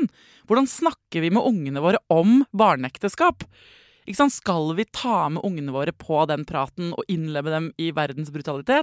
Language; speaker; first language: Norwegian; native; Norwegian